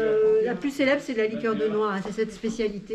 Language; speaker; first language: French; native; French